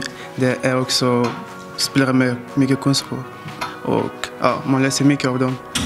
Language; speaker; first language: Swedish; non-native, fluent; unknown